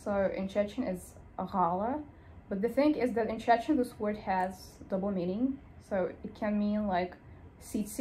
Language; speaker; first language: English; non-native, fluent; Chechen